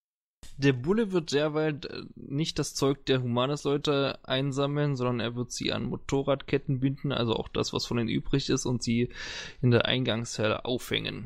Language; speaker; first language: German; native; German